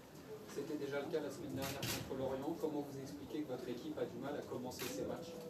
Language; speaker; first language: French; native; French